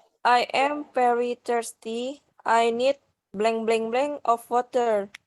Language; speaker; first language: English; non-native, learner; Indonesian